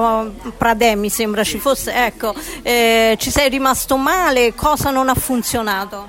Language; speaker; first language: Italian; native; Italian